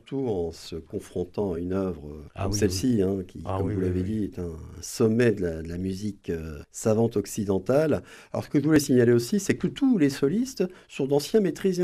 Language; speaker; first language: French; native; French